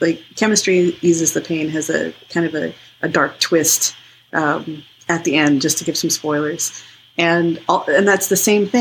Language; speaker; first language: English; native; English